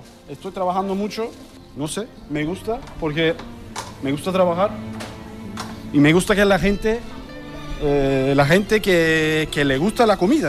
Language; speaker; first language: Spanish; non-native, learner; Turkish